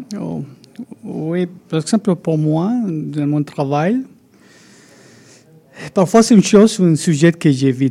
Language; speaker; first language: French; non-native, fluent; Spanish